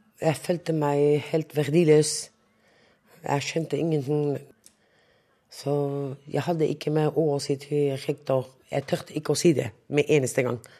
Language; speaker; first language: Norwegian; non-native, local second language; Romany